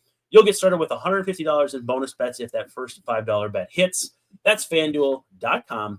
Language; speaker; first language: English; native; English